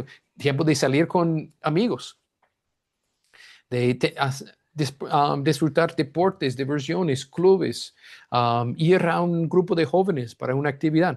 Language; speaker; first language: Spanish; non-native, fluent; English